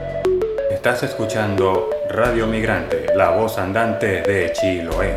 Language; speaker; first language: Spanish; native; Spanish